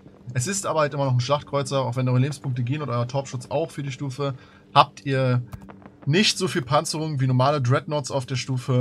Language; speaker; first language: German; native; German